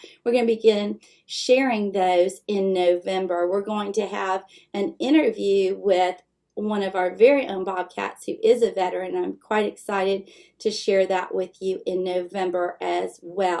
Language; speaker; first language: English; native; English